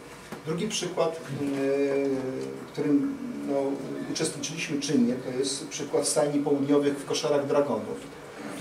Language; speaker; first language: Polish; native; Polish